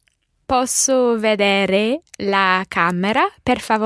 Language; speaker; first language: Italian; non-native, learner; English